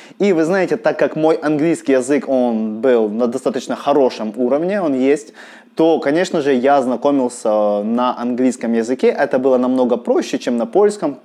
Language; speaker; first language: Russian; native; Russian